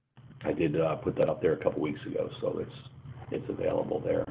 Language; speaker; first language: English; native; English